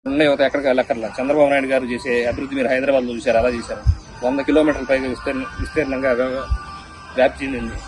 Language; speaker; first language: Telugu; native; Telugu